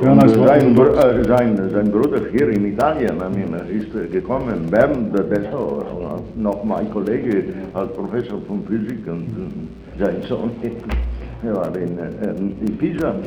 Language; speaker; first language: German; non-native, fluent; Italian